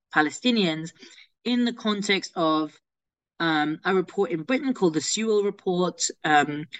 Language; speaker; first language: English; native; English